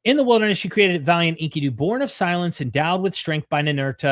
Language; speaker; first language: English; native; English